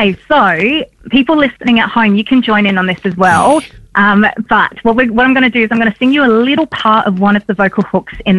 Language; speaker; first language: English; native; English